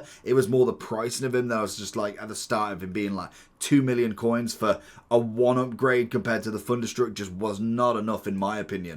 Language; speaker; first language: English; native; English